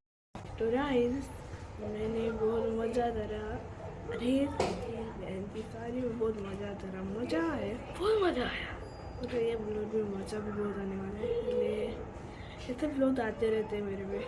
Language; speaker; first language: Hindi; non-native, local second language; Gujarati